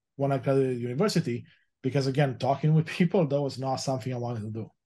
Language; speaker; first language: English; early bilingual, other home language; Romanian